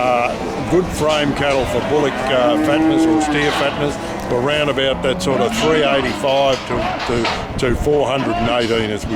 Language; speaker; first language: English; native; English